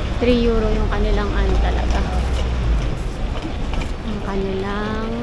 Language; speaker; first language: Filipino; native; Filipino